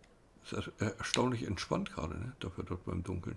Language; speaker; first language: German; native; German